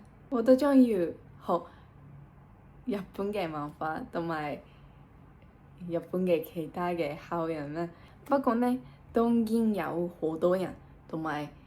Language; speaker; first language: Cantonese; non-native, learner; Japanese